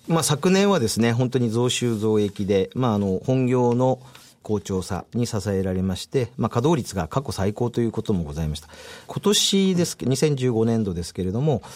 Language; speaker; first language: Japanese; native; Japanese